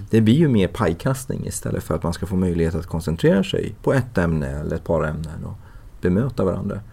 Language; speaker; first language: Swedish; early bilingual, other home language; Persian